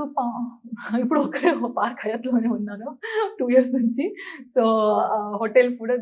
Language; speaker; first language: Telugu; non-native, learner; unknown